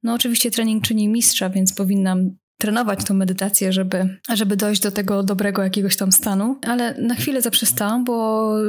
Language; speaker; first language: Polish; native; Polish